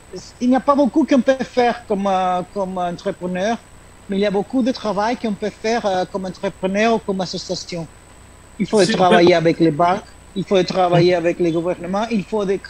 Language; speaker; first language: French; non-native, fluent; Spanish